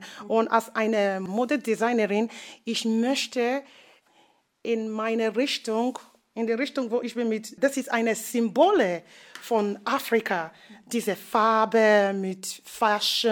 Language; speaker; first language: German; non-native, learner; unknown